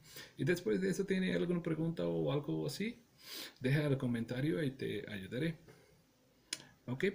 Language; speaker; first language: Spanish; non-native, learner; Punjabi